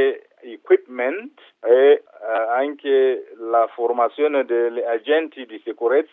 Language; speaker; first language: Italian; non-native, fluent; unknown